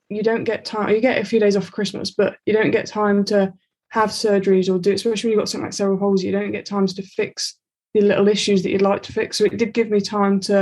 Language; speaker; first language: English; native; English